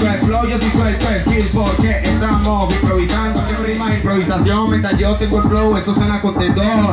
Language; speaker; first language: Spanish; native; Spanish